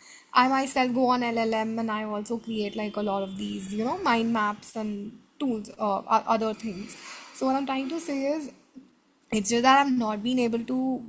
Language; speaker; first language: English; non-native, local second language; Hindi